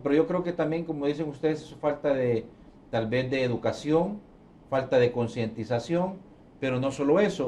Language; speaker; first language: Spanish; native; Spanish